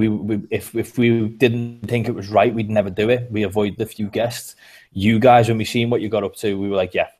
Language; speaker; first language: English; native; English